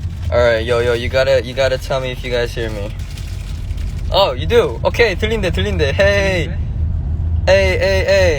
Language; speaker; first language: English; early bilingual, other home language; Korean